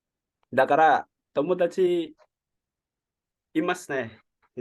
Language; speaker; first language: Japanese; non-native, learner; Indonesian